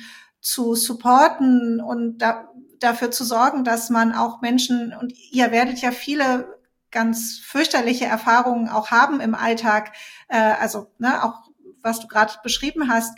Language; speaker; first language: German; native; German